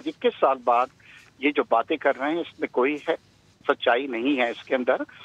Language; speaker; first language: Urdu; native; Urdu